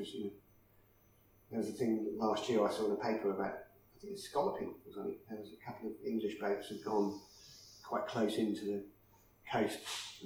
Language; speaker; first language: English; native; English